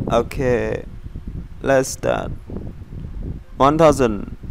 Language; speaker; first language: English; non-native, learner; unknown